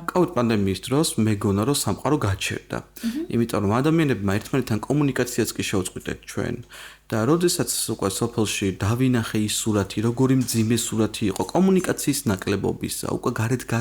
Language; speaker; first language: Georgian; native; Georgian